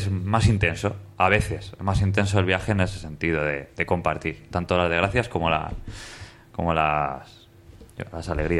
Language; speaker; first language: Spanish; native; Spanish